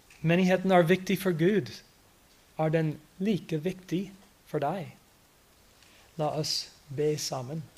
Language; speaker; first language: Norwegian; non-native, fluent; English